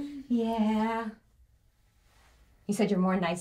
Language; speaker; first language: English; native; English